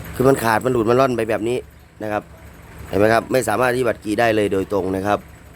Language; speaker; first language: Thai; native; Thai